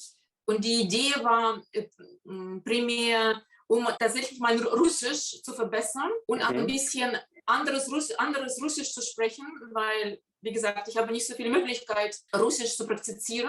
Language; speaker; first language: German; non-native, fluent; Russian